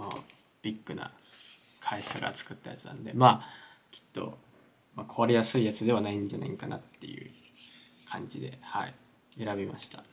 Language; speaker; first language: Japanese; native; Japanese